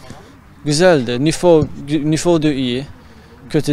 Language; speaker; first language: Turkish; early bilingual, heritage; Turkish